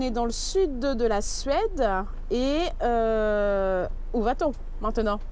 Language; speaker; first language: French; native; French